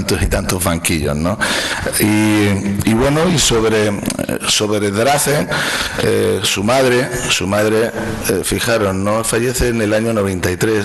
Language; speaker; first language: Spanish; native; Spanish